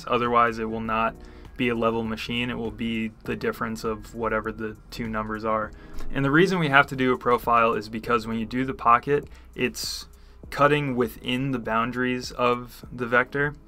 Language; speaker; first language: English; native; English